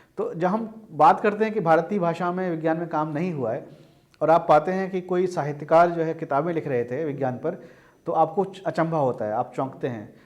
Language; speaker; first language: Hindi; native; Hindi